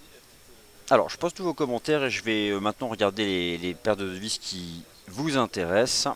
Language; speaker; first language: French; native; French